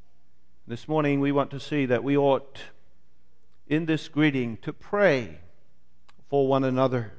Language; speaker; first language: English; native; English